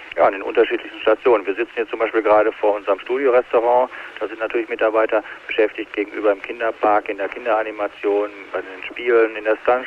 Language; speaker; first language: German; native; German